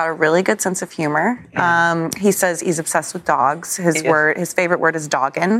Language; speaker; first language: English; native; English